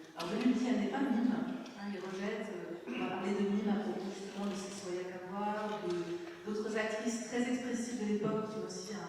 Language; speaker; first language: French; native; French